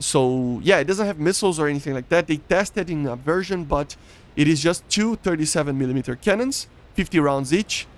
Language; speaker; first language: English; non-native, fluent; Portuguese